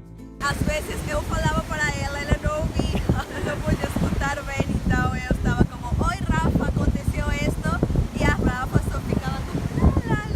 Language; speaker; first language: Portuguese; non-native, fluent; Spanish